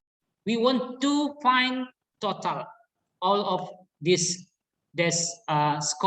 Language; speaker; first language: English; non-native, learner; Indonesian